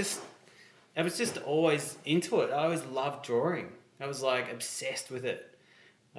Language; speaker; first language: English; native; English